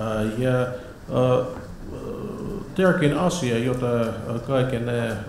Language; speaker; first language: Finnish; non-native, fluent; Russian